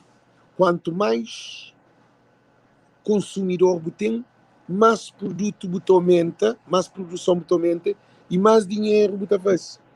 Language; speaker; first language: Portuguese; non-native, local second language; Kabuverdianu